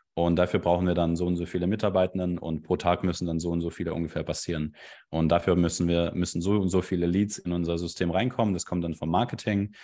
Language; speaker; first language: German; non-native, fluent; Russian